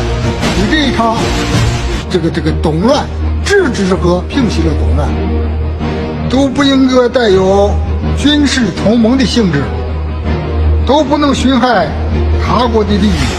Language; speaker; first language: Chinese; native; Chinese